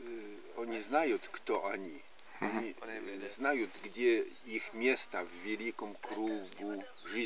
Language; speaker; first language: Russian; non-native, learner; Polish